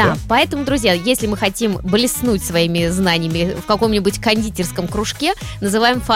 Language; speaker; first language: Russian; native; Russian